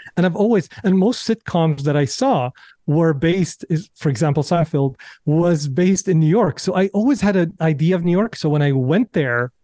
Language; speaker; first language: English; non-native, fluent; Arabic